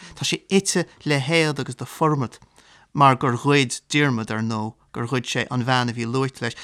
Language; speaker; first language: Irish; native; Irish